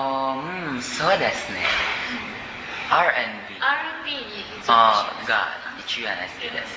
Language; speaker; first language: Japanese; non-native, learner; Cebuano